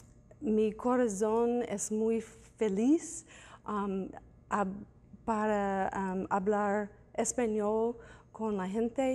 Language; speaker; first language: Spanish; non-native, learner; English